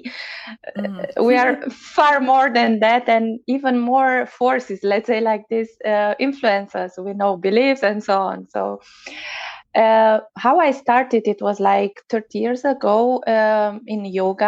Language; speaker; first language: English; non-native, fluent; Romanian